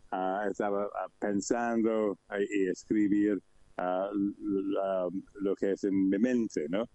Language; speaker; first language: Spanish; non-native, learner; English